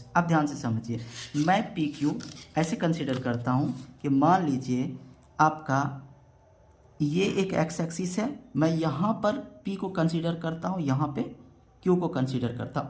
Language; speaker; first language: Hindi; native; Hindi